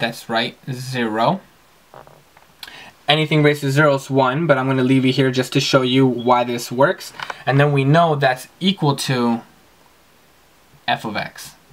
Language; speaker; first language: English; native; English